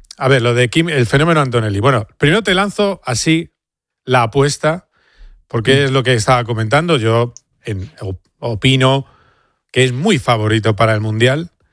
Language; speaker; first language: Spanish; native; Spanish